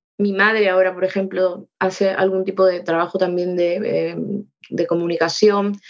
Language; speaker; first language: Spanish; native; Spanish